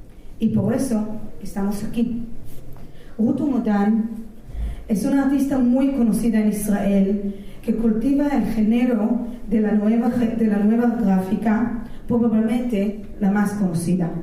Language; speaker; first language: Spanish; non-native, fluent; Hebrew